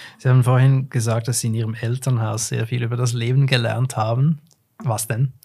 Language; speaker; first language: German; native; German